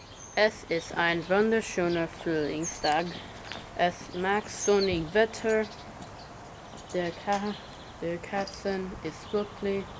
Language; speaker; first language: German; non-native, learner; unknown